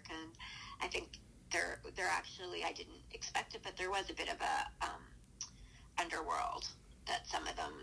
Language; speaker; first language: English; native; English